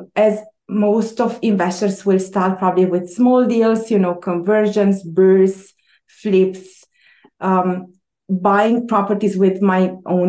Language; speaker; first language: English; non-native, fluent; Romanian